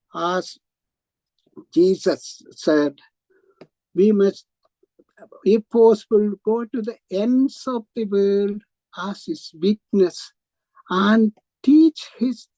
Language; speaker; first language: English; non-native, local second language; Malayalam